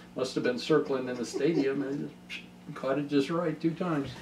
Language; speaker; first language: English; native; English